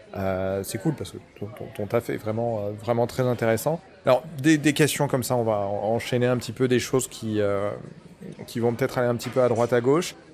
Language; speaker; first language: French; native; French